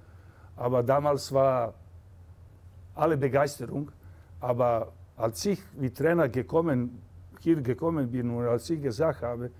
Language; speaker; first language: German; non-native, fluent; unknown